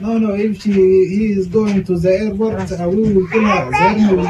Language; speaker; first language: English; non-native, learner; Arabic